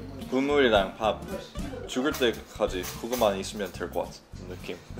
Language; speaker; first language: Korean; non-native, fluent; English